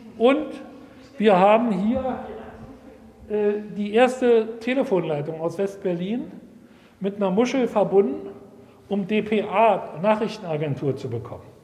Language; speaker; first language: German; native; German